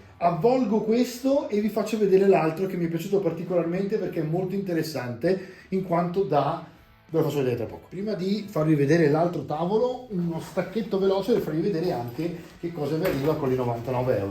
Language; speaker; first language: Italian; native; Italian